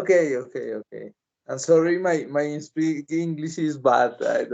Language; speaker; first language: English; non-native, learner; Spanish